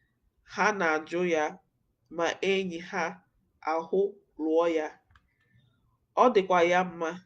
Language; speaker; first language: Igbo; non-native, learner; English